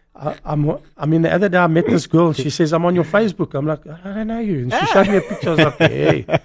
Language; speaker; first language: English; native; English